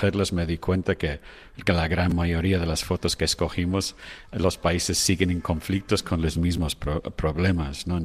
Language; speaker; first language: Spanish; non-native, fluent; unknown